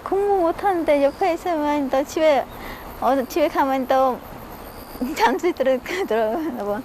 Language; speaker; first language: Korean; non-native, learner; Khmer